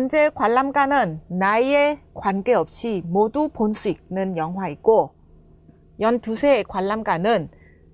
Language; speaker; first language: Korean; non-native, local second language; Vietnamese